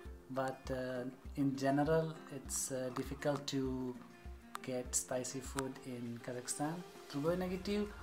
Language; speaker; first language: English; non-native, local second language; Malayalam